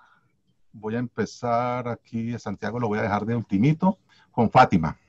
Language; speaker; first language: Spanish; native; Spanish